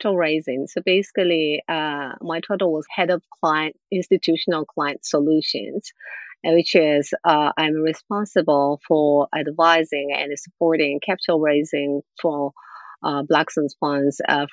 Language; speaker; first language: English; non-native, fluent; Japanese